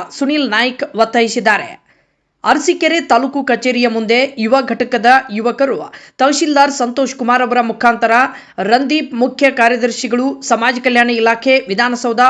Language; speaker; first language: Kannada; native; Kannada